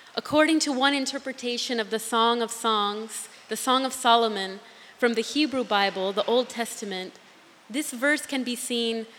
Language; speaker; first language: English; native; English